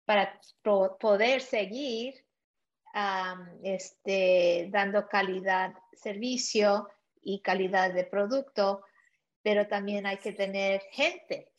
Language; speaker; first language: Spanish; early bilingual, heritage; English